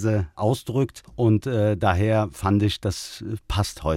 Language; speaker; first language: German; early bilingual, other home language; Turkish